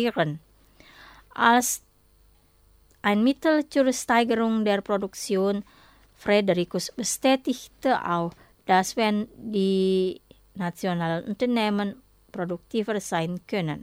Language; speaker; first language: German; non-native, fluent; Indonesian